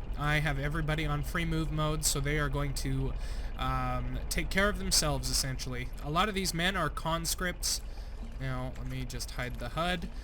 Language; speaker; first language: English; native; English